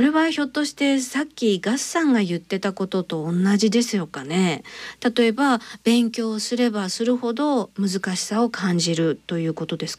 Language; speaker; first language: Japanese; native; Japanese